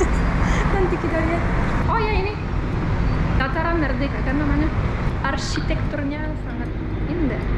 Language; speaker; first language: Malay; non-native, fluent; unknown